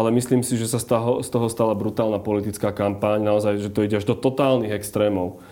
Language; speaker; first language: Slovak; native; Slovak